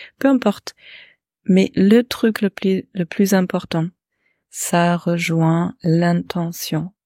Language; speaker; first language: French; non-native, fluent; German